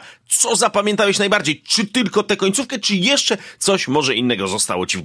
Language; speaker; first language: Polish; native; Polish